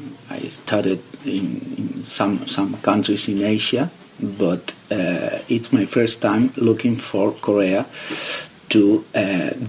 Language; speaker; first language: English; non-native, fluent; Spanish